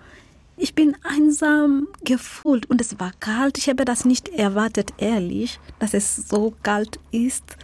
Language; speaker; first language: German; non-native, fluent; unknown